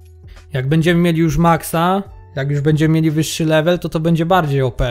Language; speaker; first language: Polish; native; Polish